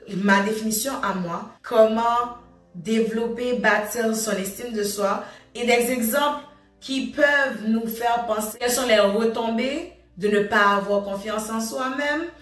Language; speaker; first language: French; native; French